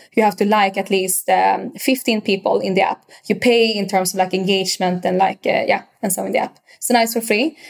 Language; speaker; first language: English; non-native, fluent; Swedish